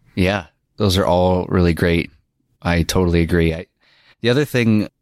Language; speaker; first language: English; native; English